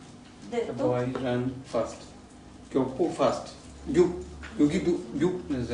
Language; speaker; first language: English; non-native, learner; Tibetan